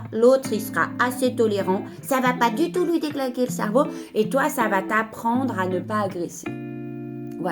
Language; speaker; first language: French; native; French